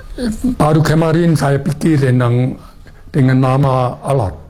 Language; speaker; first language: Indonesian; non-native, fluent; German